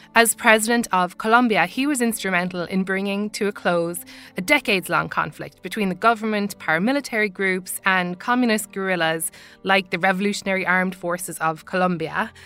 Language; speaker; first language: English; native; English